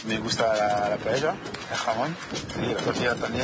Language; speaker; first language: Spanish; non-native, learner; French